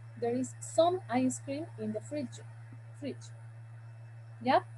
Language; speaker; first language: English; non-native, fluent; Spanish